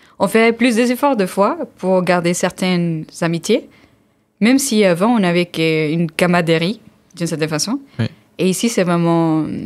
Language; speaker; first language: French; non-native, fluent; Spanish